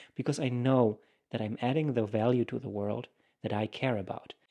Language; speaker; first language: English; non-native, fluent; German